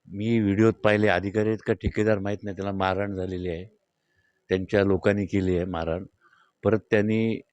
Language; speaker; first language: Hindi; non-native, local second language; Marathi